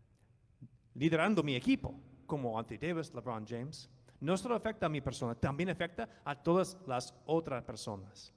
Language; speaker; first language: Spanish; non-native, fluent; English